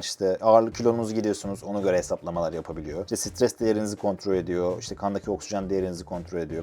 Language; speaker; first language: Turkish; native; Turkish